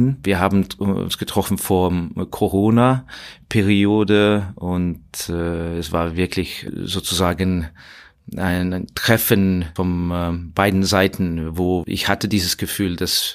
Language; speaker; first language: German; non-native, fluent; Estonian